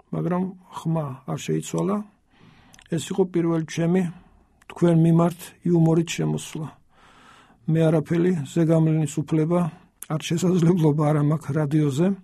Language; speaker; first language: Georgian; native; Georgian